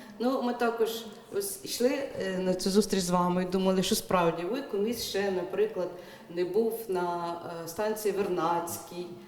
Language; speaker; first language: Ukrainian; native; Ukrainian